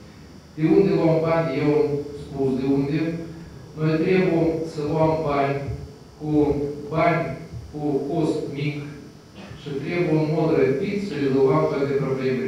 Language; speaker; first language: Romanian; non-native, local second language; Russian